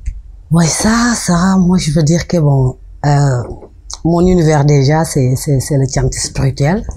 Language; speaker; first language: French; non-native, local second language; Wolof